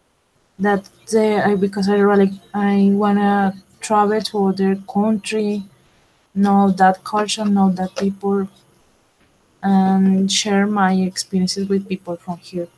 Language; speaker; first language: English; non-native, learner; Spanish